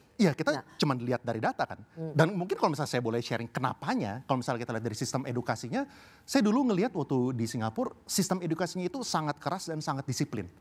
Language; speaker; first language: Indonesian; early bilingual, heritage; Indonesian